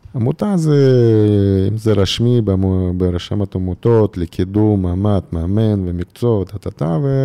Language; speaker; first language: Hebrew; non-native, fluent; Russian